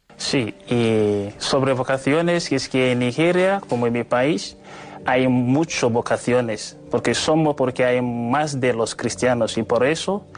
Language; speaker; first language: Spanish; non-native, learner; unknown